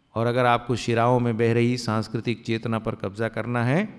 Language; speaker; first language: Hindi; native; Hindi